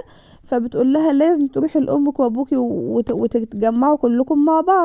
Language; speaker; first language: Arabic; native; Arabic